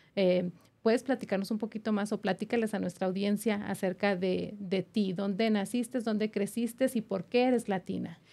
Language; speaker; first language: Spanish; native; Spanish